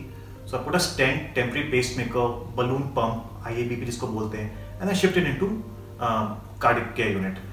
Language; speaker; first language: Hindi; native; Hindi